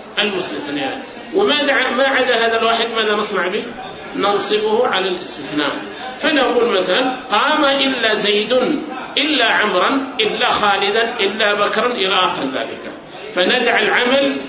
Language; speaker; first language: Arabic; native; Arabic